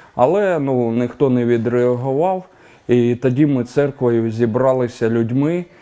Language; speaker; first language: Ukrainian; native; Ukrainian